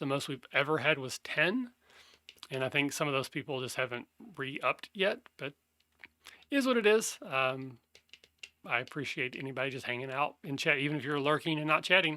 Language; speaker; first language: English; native; English